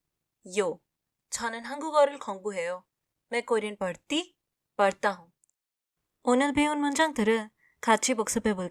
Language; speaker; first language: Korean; non-native, fluent; Hindi